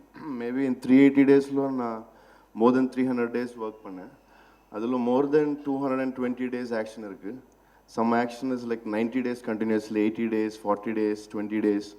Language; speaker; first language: Tamil; non-native, local second language; Telugu